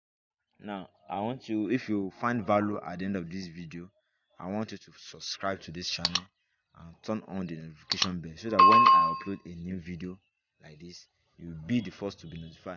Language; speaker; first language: English; non-native, local second language; Yoruba